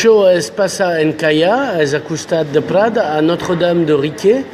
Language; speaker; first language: Catalan; non-native, fluent; French